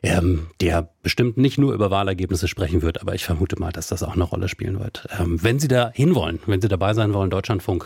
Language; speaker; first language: German; native; German